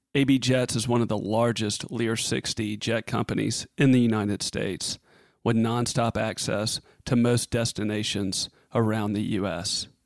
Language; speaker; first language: English; native; English